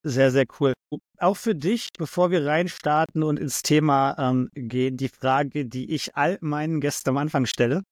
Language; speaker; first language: German; native; German